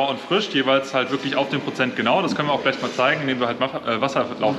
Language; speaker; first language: German; native; German